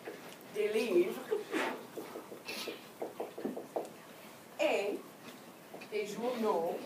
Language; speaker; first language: French; non-native, fluent; English